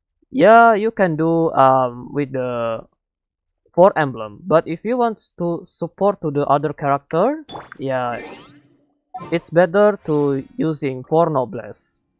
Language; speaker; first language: English; non-native, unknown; Indonesian